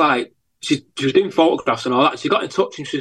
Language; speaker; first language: English; native; English